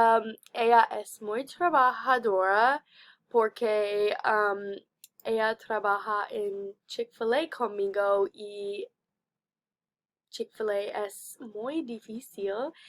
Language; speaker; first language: Spanish; non-native, learner; English